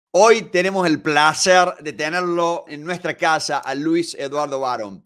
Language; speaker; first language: Spanish; native; Spanish